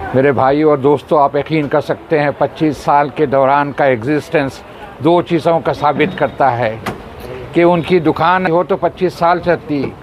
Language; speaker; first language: Hindi; non-native, local second language; Urdu